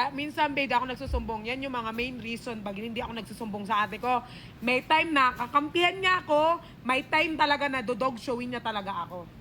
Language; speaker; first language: Filipino; native; Filipino